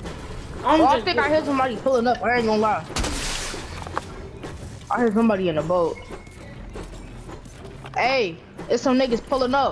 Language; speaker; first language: English; native; English